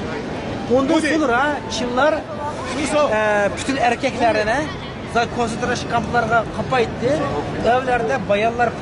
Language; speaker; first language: Turkish; non-native, learner; Uyghur